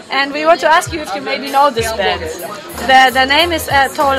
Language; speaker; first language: English; non-native, learner; German